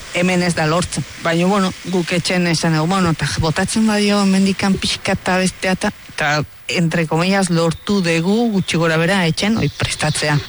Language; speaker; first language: Basque; early bilingual, heritage; Basque